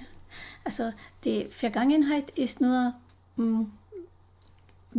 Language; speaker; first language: German; non-native, learner; Japanese